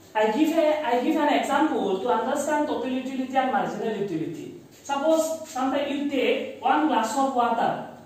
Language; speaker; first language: English; non-native, local second language; Assamese